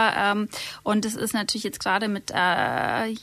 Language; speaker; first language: German; native; German